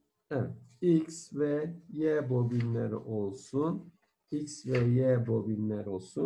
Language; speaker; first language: Turkish; native; Turkish